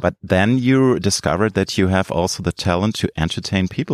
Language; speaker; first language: English; non-native, fluent; German